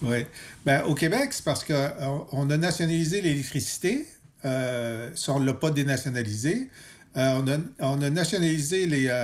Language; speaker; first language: French; native; French